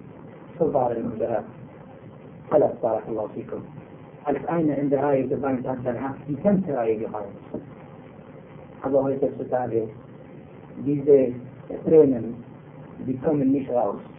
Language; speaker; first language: German; non-native, fluent; Arabic